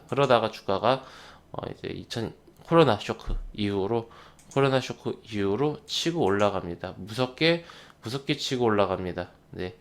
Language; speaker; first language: Korean; native; Korean